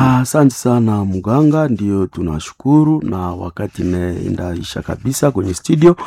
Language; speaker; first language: Swahili; non-native, local second language; Nande